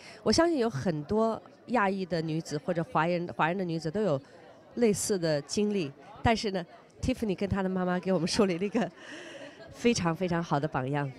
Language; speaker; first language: Chinese; native; Chinese